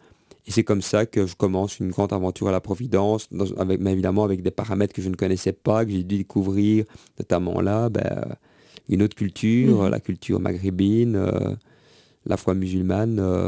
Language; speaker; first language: French; native; French